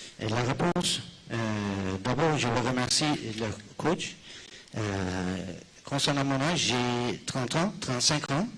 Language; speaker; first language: French; non-native, fluent; Turkish